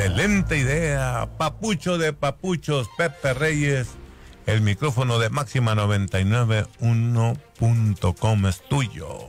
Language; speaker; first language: Spanish; native; Spanish